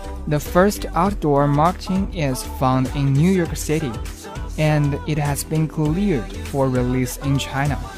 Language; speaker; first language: English; non-native, fluent; Chinese